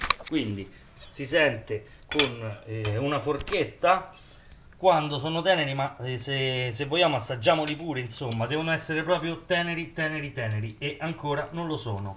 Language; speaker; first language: Italian; native; Italian